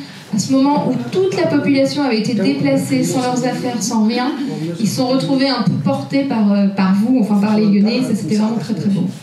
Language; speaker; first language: French; native; French